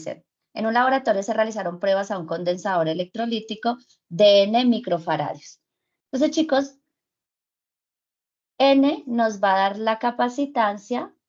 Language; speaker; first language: Spanish; native; Spanish